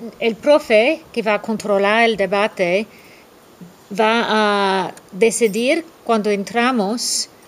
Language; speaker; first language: Spanish; non-native, fluent; English